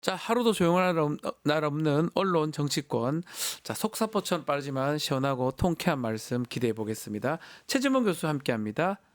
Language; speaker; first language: Korean; native; Korean